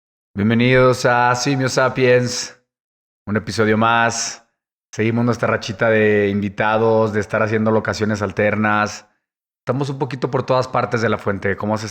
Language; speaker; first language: Spanish; native; Spanish